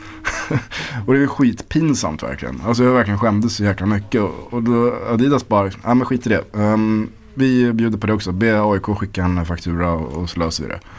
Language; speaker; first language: Swedish; native; Swedish